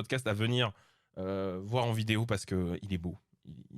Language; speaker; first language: French; native; French